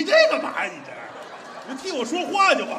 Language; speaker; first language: Chinese; native; Chinese